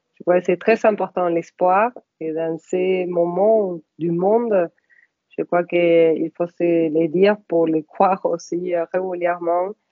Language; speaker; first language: French; non-native, fluent; Spanish